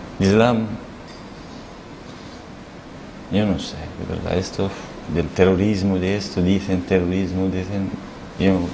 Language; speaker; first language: Spanish; non-native, learner; Arabic